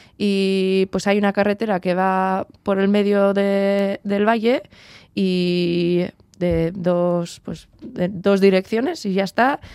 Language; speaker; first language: Spanish; early bilingual, heritage; Spanish